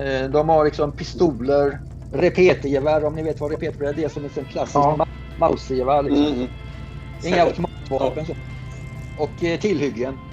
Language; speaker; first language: Swedish; native; Swedish